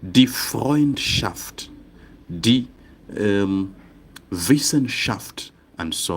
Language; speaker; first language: German; non-native, fluent; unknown